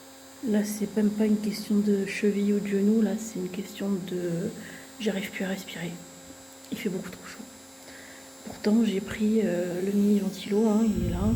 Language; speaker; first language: French; native; French